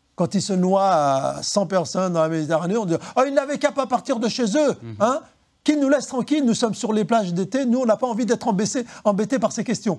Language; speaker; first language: French; native; French